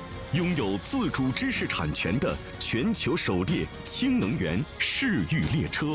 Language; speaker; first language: Chinese; native; Chinese